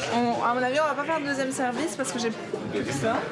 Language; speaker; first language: French; native; French